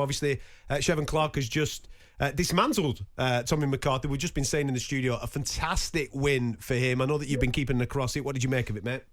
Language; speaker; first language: English; native; English